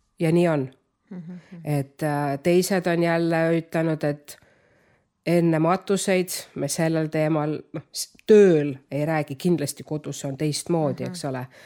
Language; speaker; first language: Estonian; non-native, local second language; Russian